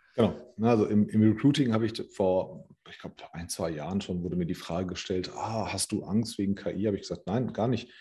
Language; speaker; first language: German; native; German